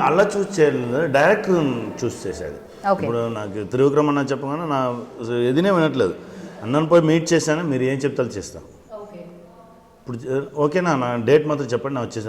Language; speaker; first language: Telugu; non-native, local second language; Tamil